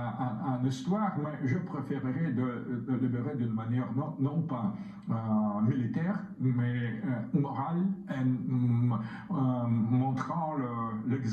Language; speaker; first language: French; non-native, fluent; Russian